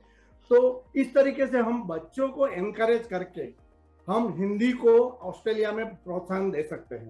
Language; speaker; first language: Hindi; native; Hindi